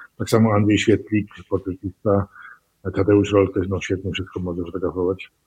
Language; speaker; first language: Polish; early bilingual, heritage; Polish